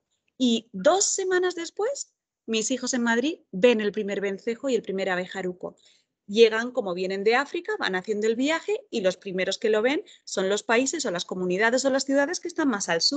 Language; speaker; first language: Spanish; native; Spanish